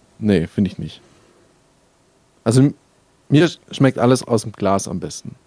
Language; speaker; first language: German; native; German